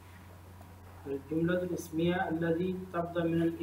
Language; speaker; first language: Arabic; non-native, learner; Urdu